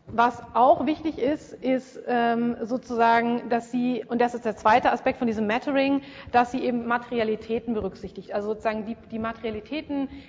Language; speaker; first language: German; native; German